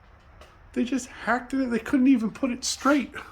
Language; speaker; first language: English; native; English